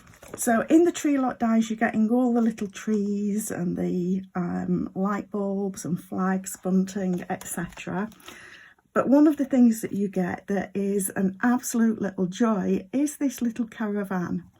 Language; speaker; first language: English; native; English